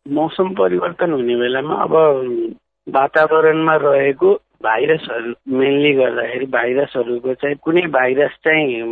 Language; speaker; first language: Nepali; non-native, local second language; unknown